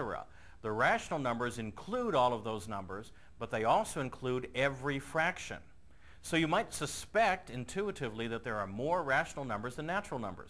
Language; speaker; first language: English; native; English